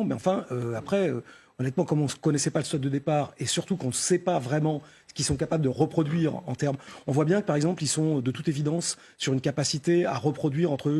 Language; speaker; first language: French; native; French